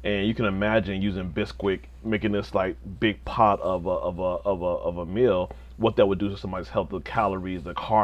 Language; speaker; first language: English; native; English